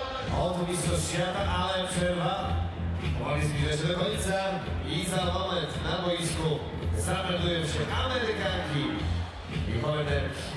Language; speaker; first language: Polish; native; Polish